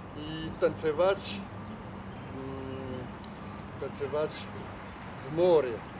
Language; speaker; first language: Russian; non-native, learner; Chinese